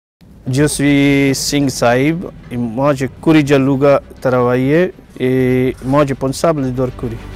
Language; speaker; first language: French; non-native, learner; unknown